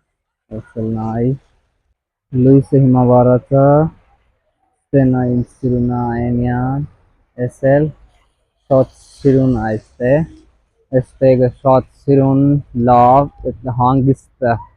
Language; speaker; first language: Armenian; non-native, learner; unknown